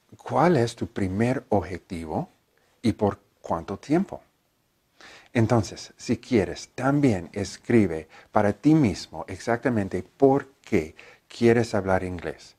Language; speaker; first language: Spanish; non-native, learner; English